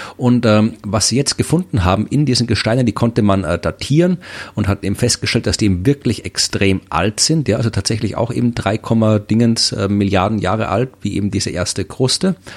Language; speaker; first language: German; native; German